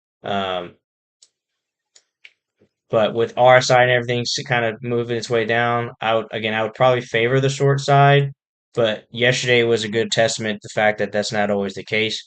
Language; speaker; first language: English; native; English